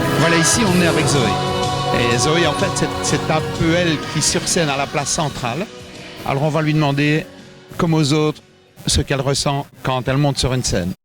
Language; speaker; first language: French; native; French